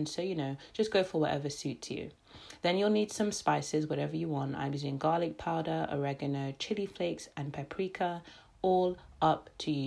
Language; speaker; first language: English; native; English